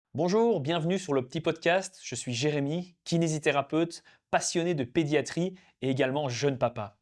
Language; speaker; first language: French; native; French